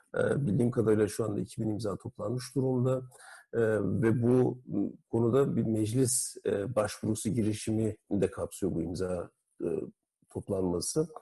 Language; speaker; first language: Turkish; native; Turkish